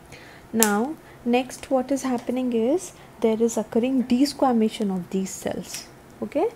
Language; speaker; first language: English; non-native, local second language; Hindi